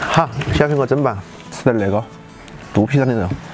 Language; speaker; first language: Chinese; native; Chinese